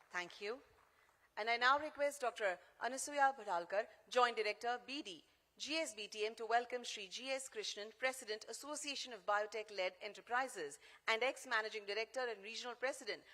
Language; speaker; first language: English; non-native, local second language; Gujarati